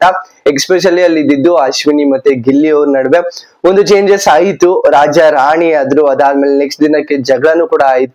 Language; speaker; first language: Kannada; native; Kannada